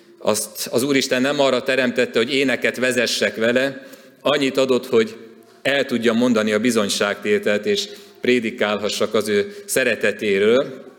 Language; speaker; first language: Hungarian; native; Hungarian